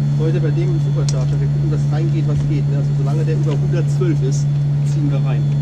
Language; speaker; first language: German; native; German